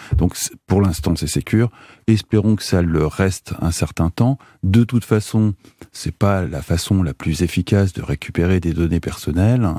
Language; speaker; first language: French; native; French